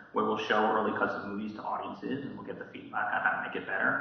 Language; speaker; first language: English; native; English